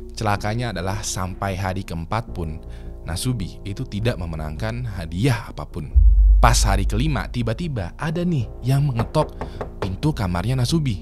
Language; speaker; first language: Indonesian; native; Indonesian